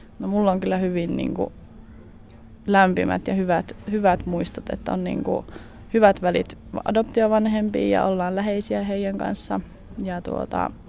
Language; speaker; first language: Finnish; early bilingual, other home language; Russian